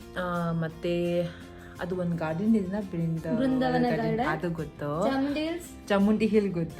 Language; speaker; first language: Kannada; non-native, local second language; Tibetan